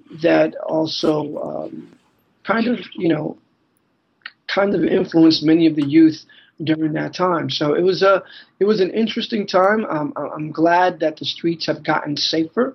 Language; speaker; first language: English; native; English